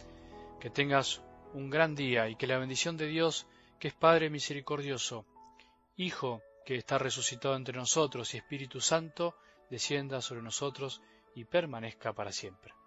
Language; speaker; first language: Spanish; native; Spanish